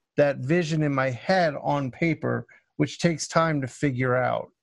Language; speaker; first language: English; native; English